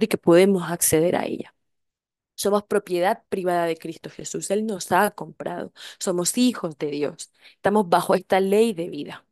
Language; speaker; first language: Spanish; native; Spanish